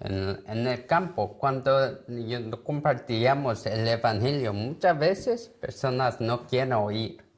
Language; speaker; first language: Spanish; non-native, learner; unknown